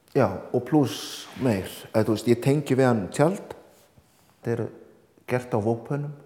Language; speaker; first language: Icelandic; early bilingual, other home language; Indonesian